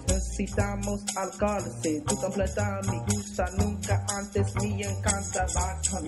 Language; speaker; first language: Spanish; non-native, learner; English